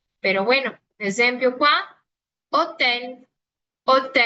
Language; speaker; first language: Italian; non-native, fluent; Spanish